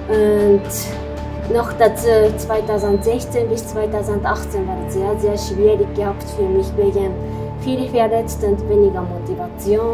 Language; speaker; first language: German; non-native, learner; Japanese